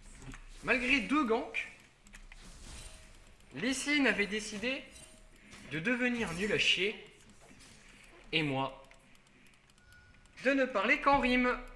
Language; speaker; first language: French; native; French